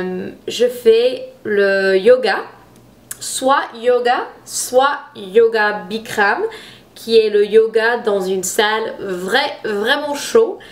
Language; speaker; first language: French; non-native, fluent; English